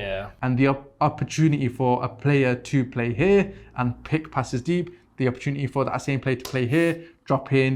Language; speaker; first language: English; native; English